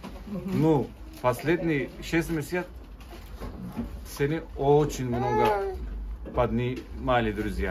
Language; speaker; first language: Russian; non-native, learner; Turkish